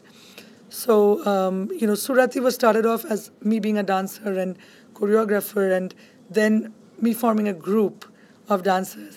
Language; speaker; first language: English; non-native, local second language; Bangla